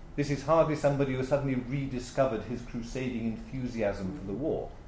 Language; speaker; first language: English; native; English